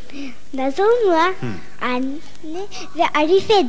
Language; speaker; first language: Turkish; non-native, learner; English